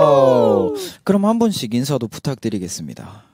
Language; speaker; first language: Korean; native; Korean